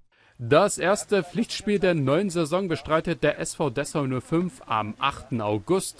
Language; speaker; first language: German; native; German